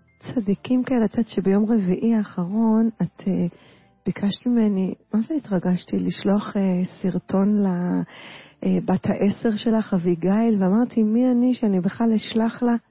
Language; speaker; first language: Hebrew; native; Hebrew